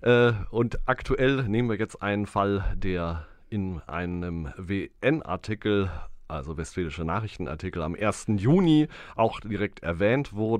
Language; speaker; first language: German; native; German